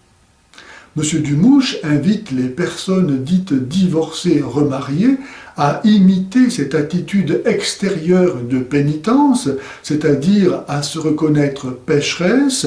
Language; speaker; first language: French; native; French